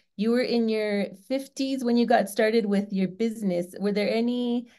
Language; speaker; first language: English; native; English